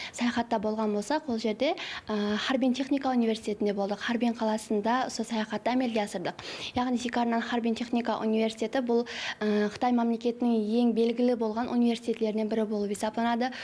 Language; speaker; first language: Uzbek; non-native, local second language; Kara-Kalpak